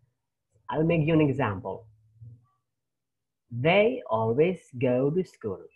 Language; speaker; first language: English; non-native, fluent; Indonesian